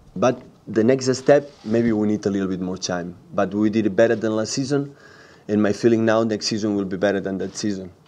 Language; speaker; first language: English; non-native, fluent; Catalan